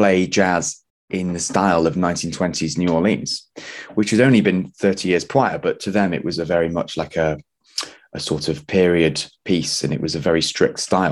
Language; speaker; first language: English; native; English